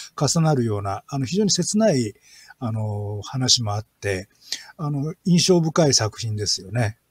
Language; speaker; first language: Japanese; native; Japanese